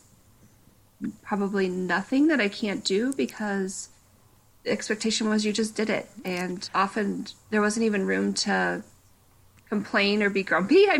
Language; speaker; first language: English; native; English